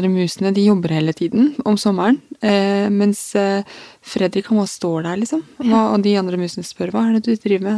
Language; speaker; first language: Norwegian; native; Norwegian